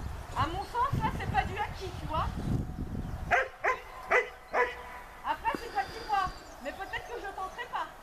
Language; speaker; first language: French; native; French